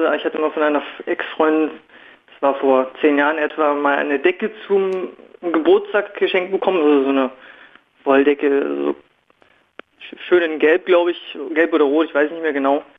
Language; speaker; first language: German; native; German